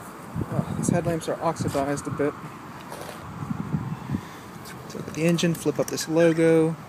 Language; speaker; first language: English; native; English